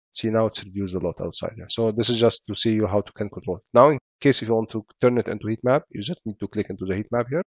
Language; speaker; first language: English; non-native, fluent; Arabic